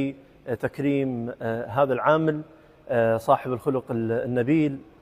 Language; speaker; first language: Arabic; native; Arabic